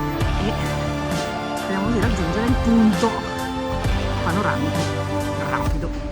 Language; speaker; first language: Italian; native; Italian